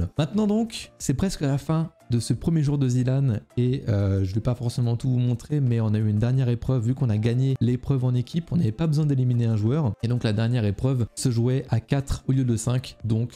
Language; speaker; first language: French; native; French